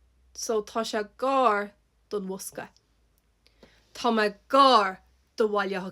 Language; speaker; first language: Irish; non-native, local second language; English